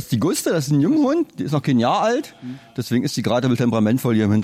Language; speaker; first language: German; native; German